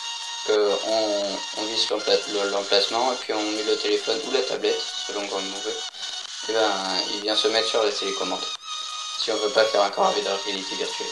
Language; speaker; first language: French; native; French